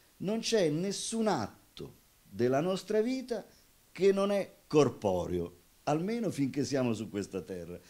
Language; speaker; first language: Italian; native; Italian